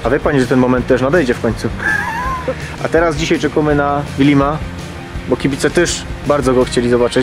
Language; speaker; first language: Polish; native; Polish